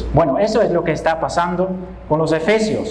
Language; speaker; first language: Spanish; non-native, fluent; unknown